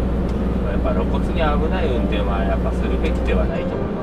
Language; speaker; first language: Japanese; native; Japanese